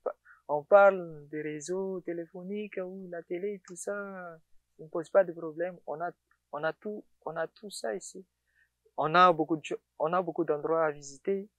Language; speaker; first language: French; non-native, local second language; Malagasy